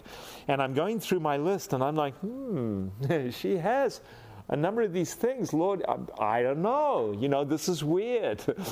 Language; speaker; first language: English; native; English